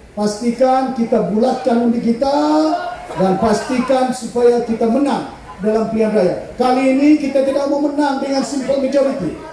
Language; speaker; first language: Malay; non-native, local second language; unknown